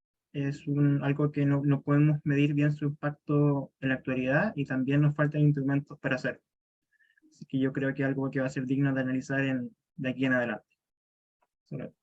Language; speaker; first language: Spanish; native; Spanish